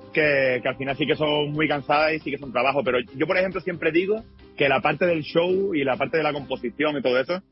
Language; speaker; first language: Spanish; native; Spanish